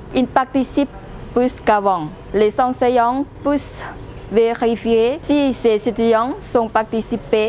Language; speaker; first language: French; non-native, fluent; Lao